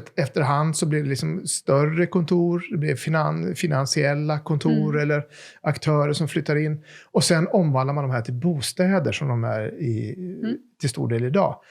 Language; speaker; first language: Swedish; native; Swedish